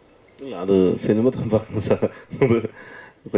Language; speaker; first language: Tamil; non-native, learner; Malayalam